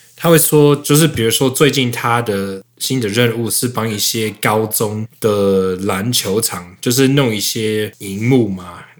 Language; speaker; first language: Chinese; native; Chinese